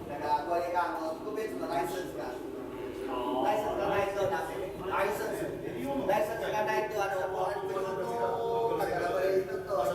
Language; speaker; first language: Japanese; non-native, fluent; Chinese